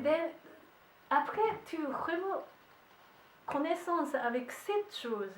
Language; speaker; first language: French; non-native, learner; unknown